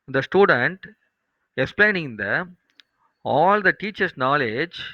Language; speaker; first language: English; non-native, local second language; Tamil